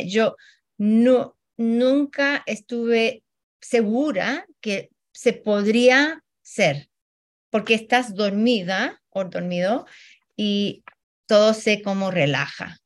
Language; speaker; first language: Spanish; early bilingual, heritage; Spanish